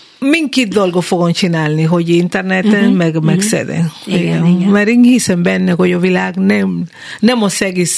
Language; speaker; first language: Hungarian; non-native, learner; Spanish